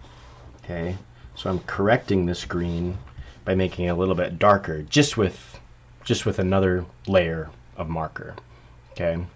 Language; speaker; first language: English; native; English